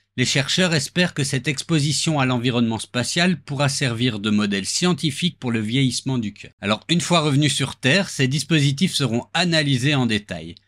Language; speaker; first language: French; native; French